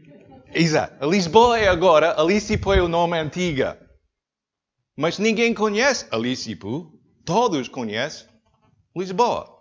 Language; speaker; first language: Portuguese; non-native, learner; English